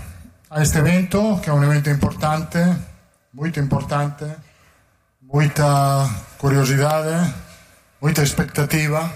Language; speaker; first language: Portuguese; non-native, learner; Italian